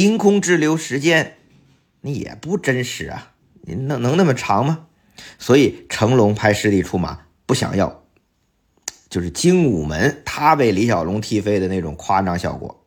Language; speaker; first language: Chinese; native; Chinese